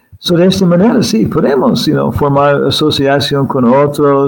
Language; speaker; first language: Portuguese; non-native, learner; English